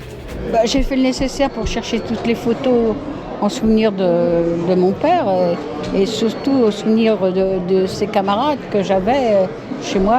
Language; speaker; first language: French; native; French